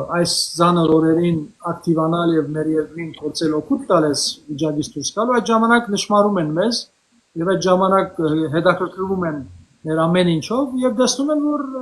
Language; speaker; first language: Armenian; early bilingual, heritage; Armenian